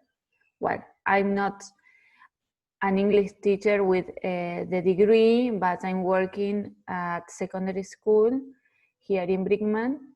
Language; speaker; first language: English; non-native, fluent; Spanish